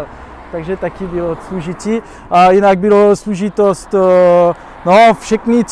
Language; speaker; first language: Czech; non-native, fluent; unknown